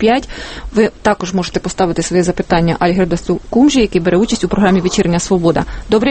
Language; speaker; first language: Ukrainian; native; Ukrainian